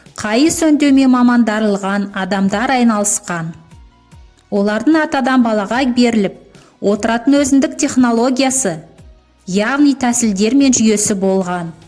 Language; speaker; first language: Kazakh; native; Kazakh